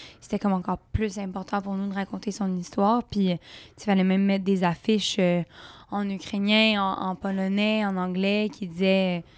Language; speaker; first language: French; native; French